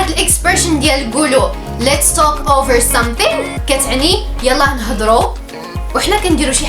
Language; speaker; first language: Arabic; native; Arabic